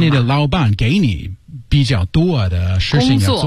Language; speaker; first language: Chinese; non-native, learner; English